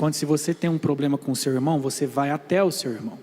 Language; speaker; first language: Portuguese; native; Portuguese